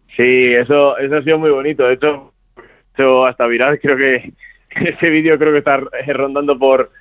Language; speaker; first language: Spanish; native; Spanish